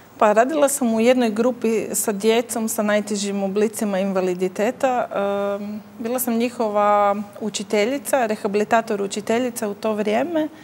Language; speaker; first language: Croatian; native; Croatian